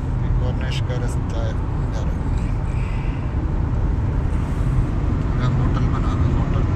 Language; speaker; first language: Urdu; non-native, learner; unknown